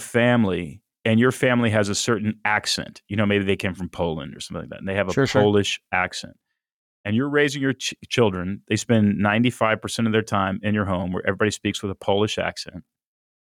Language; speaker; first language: English; native; English